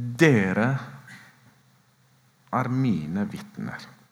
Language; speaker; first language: Norwegian; non-native, fluent; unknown